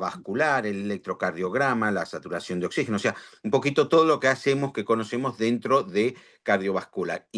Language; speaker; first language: Spanish; native; Spanish